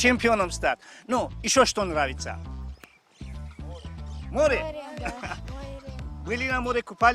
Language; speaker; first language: Russian; non-native, fluent; Tajik